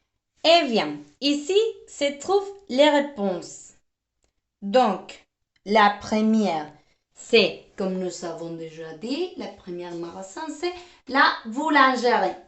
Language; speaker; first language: French; non-native, fluent; Spanish